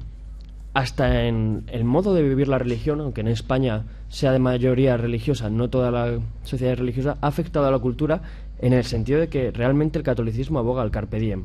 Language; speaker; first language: Spanish; native; Spanish